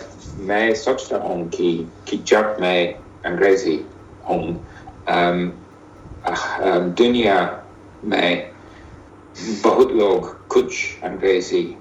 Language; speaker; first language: Hindi; non-native, learner; English